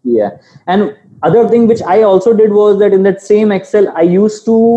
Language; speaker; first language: English; non-native, local second language; Gujarati